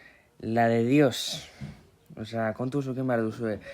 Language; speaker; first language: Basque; non-native, local second language; Spanish